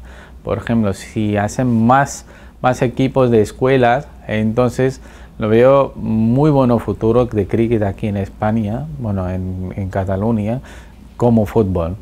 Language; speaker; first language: Spanish; non-native, learner; Urdu